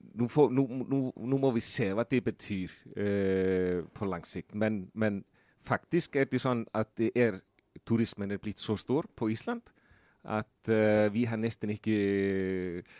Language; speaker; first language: Norwegian; non-native, fluent; Icelandic